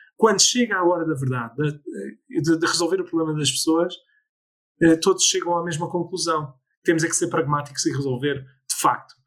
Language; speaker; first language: Portuguese; early bilingual, other home language; English